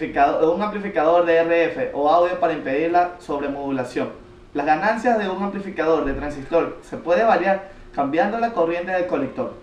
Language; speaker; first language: Spanish; native; Spanish